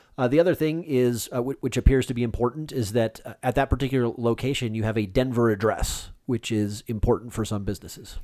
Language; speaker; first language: English; native; English